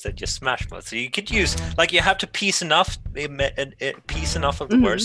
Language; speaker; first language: English; non-native, fluent; Swedish